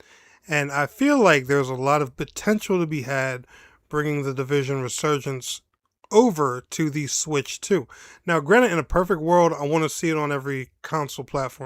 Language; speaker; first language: English; native; English